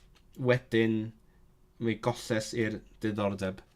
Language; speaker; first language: Welsh; non-native, learner; Cantonese